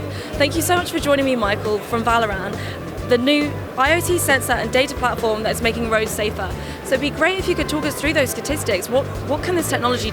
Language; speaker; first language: English; native; English